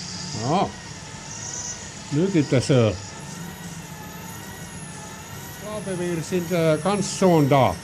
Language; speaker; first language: German; non-native, learner; Finnish